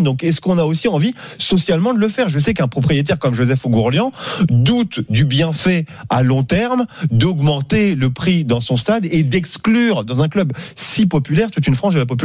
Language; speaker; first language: French; native; French